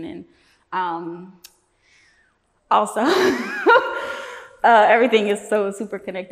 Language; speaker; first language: English; native; English